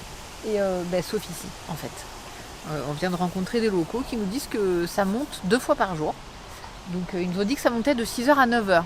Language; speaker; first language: French; native; French